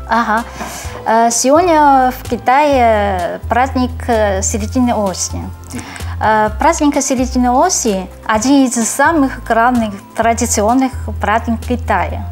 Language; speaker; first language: Russian; non-native, fluent; Chinese